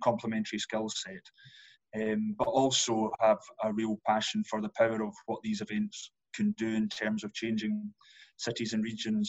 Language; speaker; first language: English; native; English